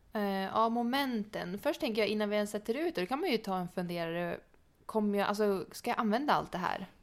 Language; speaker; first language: Swedish; native; Swedish